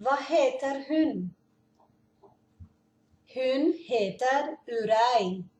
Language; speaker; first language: Norwegian; non-native, learner; Portuguese